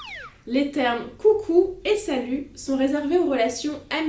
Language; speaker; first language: French; native; French